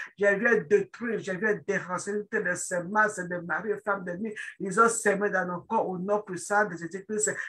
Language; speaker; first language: French; non-native, local second language; Lingala